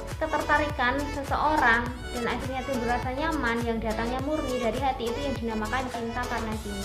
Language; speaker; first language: Indonesian; native; Indonesian